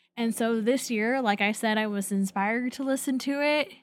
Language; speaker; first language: English; native; English